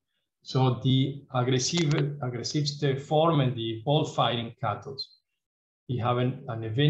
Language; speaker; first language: German; non-native, fluent; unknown